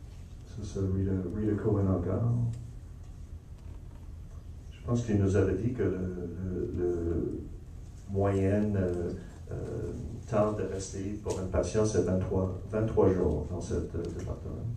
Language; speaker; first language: French; non-native, local second language; English